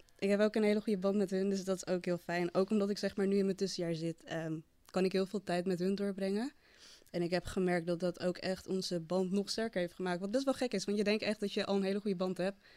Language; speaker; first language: Dutch; native; Dutch